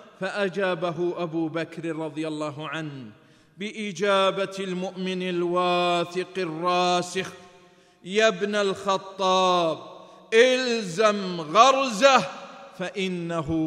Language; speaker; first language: Arabic; native; Arabic